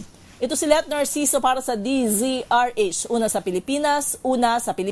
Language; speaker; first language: Filipino; native; Filipino